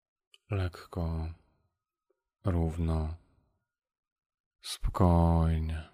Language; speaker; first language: Polish; native; Polish